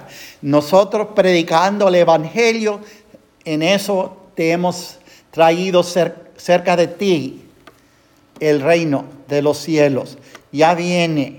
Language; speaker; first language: Spanish; non-native, fluent; English